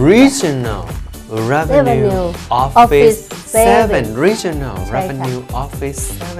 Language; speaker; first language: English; non-native, fluent; Thai